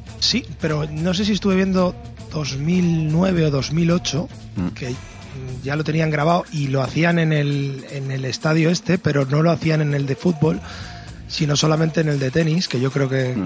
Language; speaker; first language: Spanish; native; Spanish